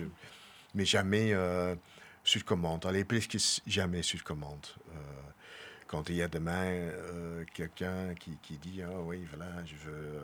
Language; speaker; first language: French; non-native, local second language; Dutch